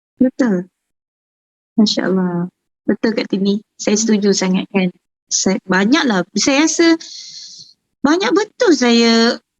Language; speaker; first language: Malay; native; Malay